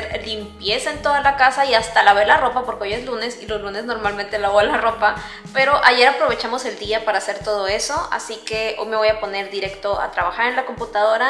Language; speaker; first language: Spanish; native; Spanish